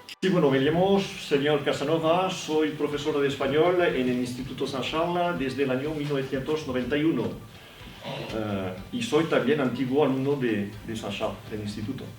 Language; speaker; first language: Spanish; non-native, fluent; French